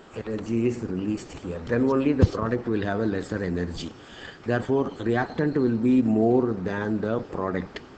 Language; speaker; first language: English; non-native, local second language; Tamil